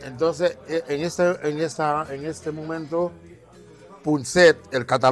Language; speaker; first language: Spanish; non-native, fluent; Haitian Creole